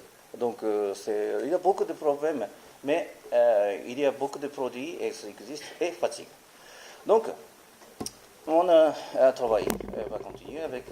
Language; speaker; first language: French; non-native, learner; Japanese